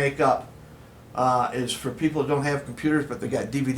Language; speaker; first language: English; native; English